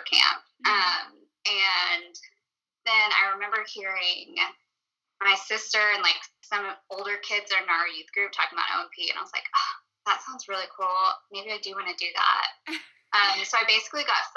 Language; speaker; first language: English; native; English